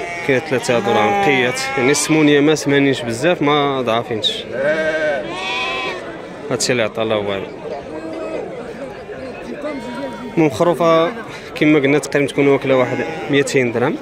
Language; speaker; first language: Arabic; native; Arabic